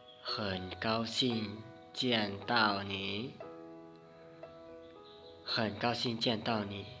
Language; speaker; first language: Chinese; non-native, fluent; Hmong